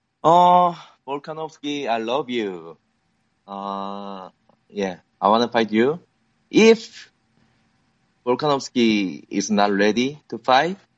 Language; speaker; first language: English; non-native, learner; Korean